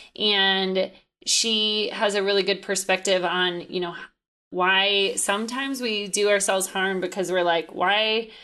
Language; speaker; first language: English; native; English